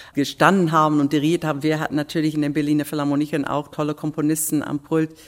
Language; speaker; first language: German; non-native, fluent; English